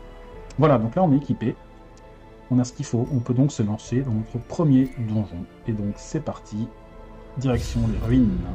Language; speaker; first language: French; native; French